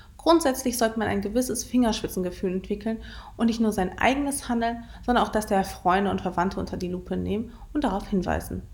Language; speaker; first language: German; early bilingual, other home language; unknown